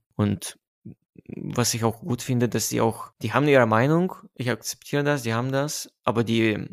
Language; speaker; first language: German; non-native, fluent; Russian